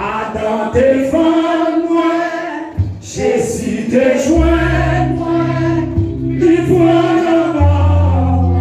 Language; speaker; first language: French; non-native, learner; Haitian Creole